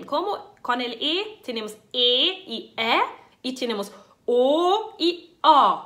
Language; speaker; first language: Spanish; non-native, fluent; German